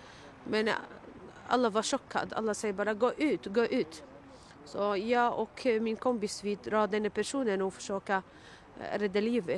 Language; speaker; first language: Swedish; non-native, learner; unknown